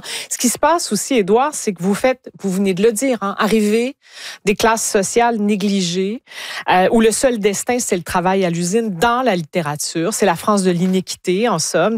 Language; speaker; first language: French; native; French